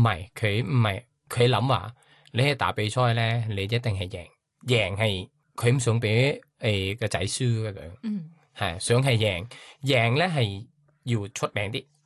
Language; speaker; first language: Cantonese; non-native, learner; Thai